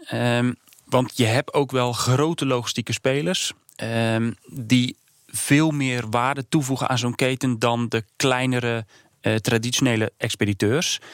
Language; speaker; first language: Dutch; native; Dutch